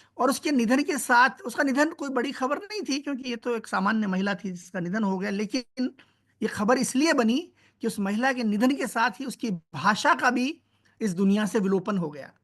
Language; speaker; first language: Hindi; native; Hindi